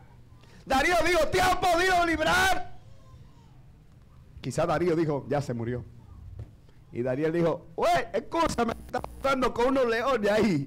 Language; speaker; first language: Spanish; native; Spanish